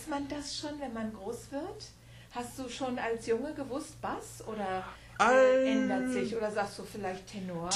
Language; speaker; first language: German; native; German